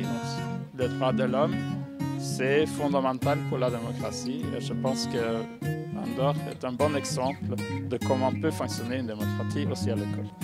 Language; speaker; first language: French; non-native, fluent; Norwegian